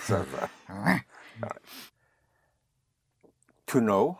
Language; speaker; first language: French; non-native, fluent; English